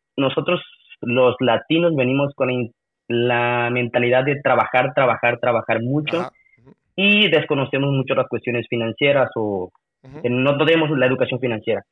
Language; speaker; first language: Spanish; native; Spanish